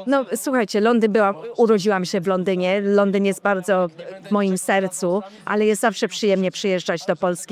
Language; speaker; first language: Polish; early bilingual, heritage; Polish